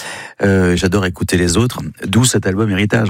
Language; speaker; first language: French; native; French